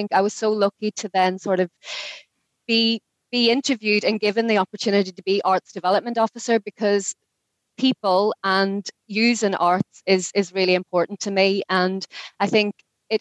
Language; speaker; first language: English; native; English